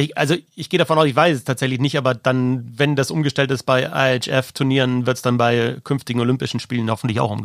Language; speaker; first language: German; native; German